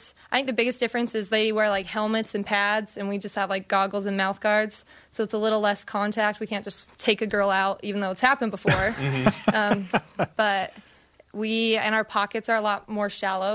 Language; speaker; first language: English; native; English